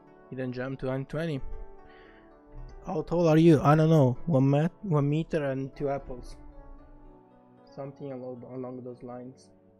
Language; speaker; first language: English; non-native, fluent; Italian